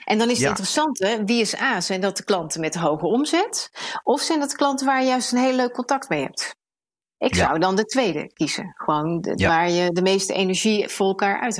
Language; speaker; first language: Dutch; native; Dutch